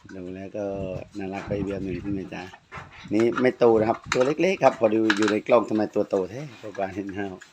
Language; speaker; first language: Thai; non-native, local second language; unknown